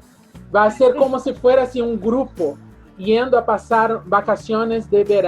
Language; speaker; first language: Spanish; non-native, fluent; Portuguese